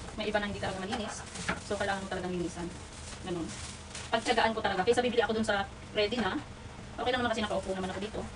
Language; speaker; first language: Filipino; non-native, local second language; Hiligaynon